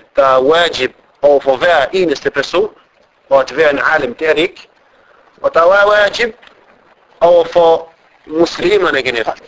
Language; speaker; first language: Danish; non-native, fluent; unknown